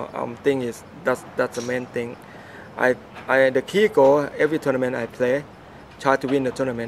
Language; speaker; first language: English; non-native, learner; Thai